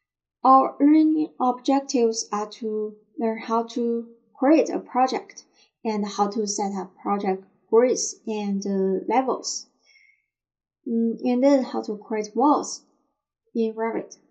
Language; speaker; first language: English; non-native, fluent; Chinese